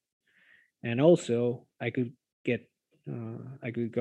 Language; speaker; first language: English; non-native, fluent; Spanish